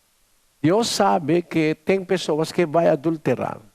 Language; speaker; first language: Portuguese; non-native, learner; Filipino